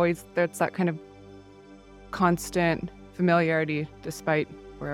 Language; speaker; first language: English; native; English